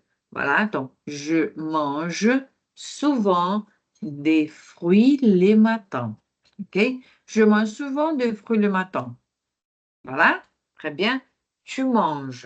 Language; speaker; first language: French; non-native, fluent; Portuguese